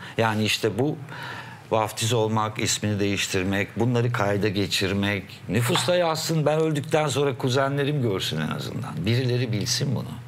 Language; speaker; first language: Turkish; native; Turkish